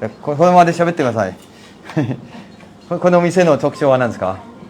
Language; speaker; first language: Japanese; non-native, fluent; Thai